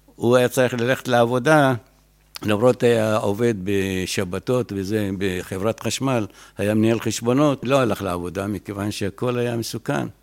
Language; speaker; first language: Hebrew; non-native, fluent; Arabic